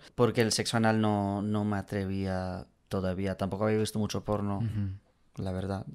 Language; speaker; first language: Spanish; non-native, fluent; English